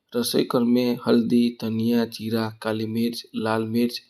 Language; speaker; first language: Hindi; non-native, local second language; Gujarati